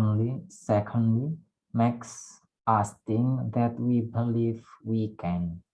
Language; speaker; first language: English; non-native, learner; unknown